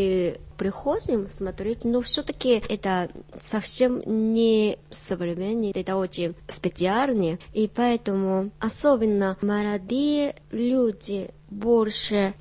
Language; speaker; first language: Russian; non-native, learner; Japanese